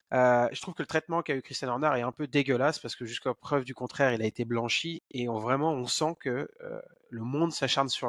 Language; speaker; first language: French; native; French